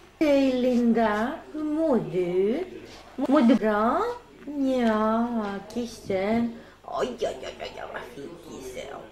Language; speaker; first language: Swedish; non-native, learner; Spanish